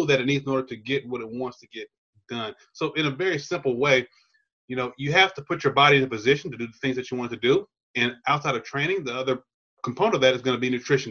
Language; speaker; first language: English; native; English